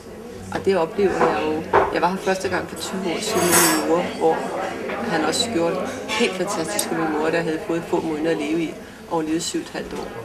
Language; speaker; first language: Danish; native; Danish